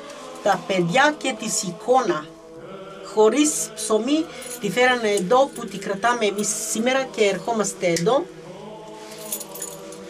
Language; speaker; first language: Greek; early bilingual, heritage; Greek